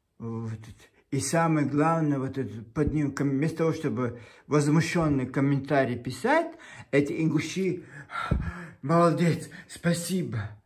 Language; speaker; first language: Russian; non-native, local second language; Chechen